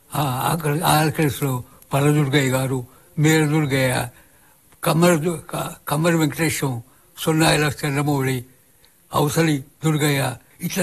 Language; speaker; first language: Telugu; non-native, local second language; Marathi